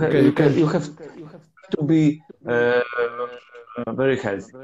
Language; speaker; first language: English; non-native, learner; Polish